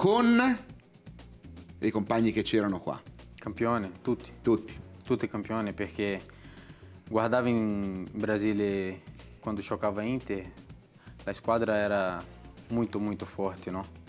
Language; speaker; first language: Italian; non-native, learner; Portuguese